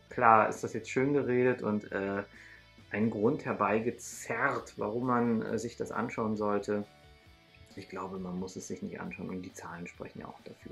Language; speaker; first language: German; native; German